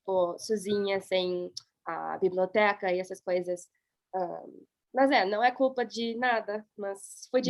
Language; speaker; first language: Portuguese; non-native, fluent; English